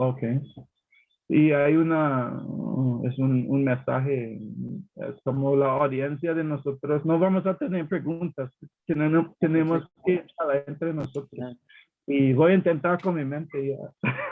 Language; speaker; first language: Spanish; non-native, learner; English